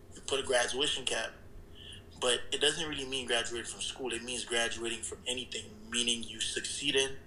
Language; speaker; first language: English; early bilingual, other home language; Haitian Creole